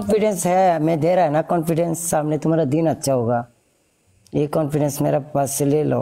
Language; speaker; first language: Hindi; non-native, fluent; Bangla